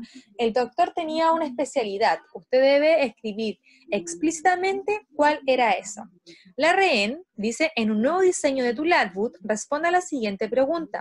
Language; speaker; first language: Spanish; native; Spanish